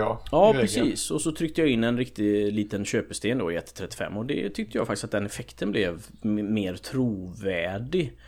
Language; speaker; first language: Swedish; native; Swedish